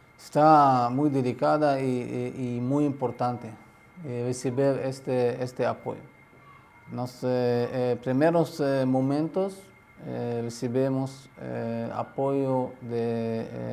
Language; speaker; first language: Spanish; non-native, learner; Arabic